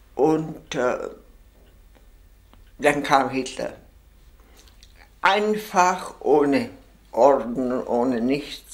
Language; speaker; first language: German; non-native, fluent; Czech